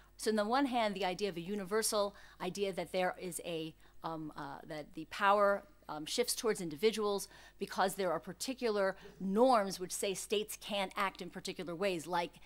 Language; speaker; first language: English; native; English